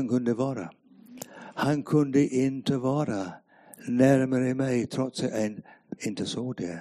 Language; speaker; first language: Swedish; non-native, fluent; English